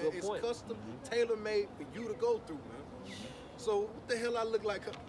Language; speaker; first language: English; native; English